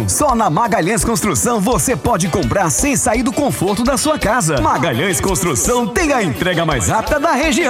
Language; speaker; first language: Portuguese; native; Portuguese